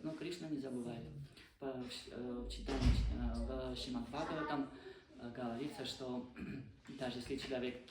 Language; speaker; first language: Russian; non-native, fluent; Armenian